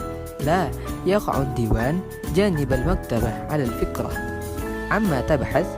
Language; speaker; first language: Arabic; non-native, learner; Indonesian